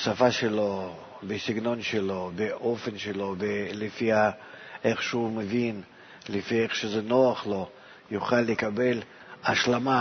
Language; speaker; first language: Hebrew; non-native, fluent; Russian